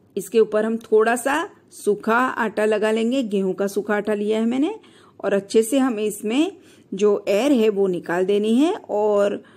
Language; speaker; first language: Hindi; non-native, local second language; Gujarati